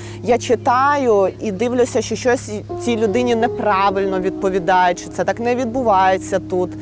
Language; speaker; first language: Ukrainian; native; Ukrainian